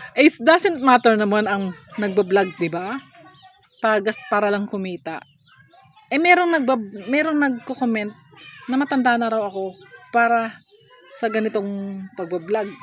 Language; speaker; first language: Filipino; non-native, local second language; Hiligaynon